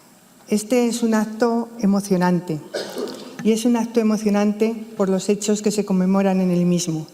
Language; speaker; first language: Spanish; native; Spanish